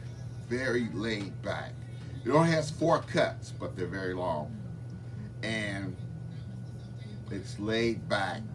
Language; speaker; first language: English; native; English